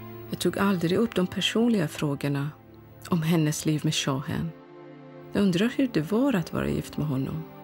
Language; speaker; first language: Swedish; non-native, fluent; Persian